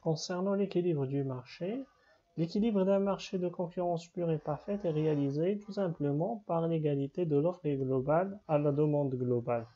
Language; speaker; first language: French; non-native, local second language; Arabic